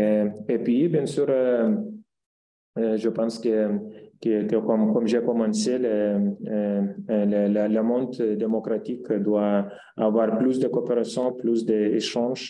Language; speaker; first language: French; non-native, fluent; Lithuanian